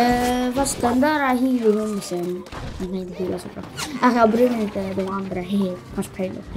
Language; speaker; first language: Swedish; early bilingual, other home language; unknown